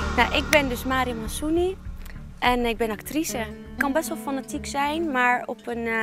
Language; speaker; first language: Dutch; early bilingual, other home language; Arabic